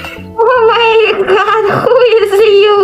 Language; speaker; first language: English; non-native, learner; Russian